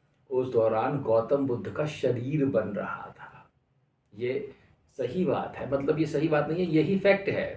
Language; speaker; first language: Hindi; native; Hindi